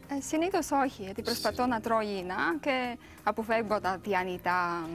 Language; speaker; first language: Greek; non-native, learner; Latvian